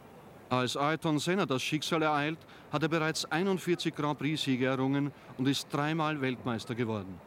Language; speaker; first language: German; native; German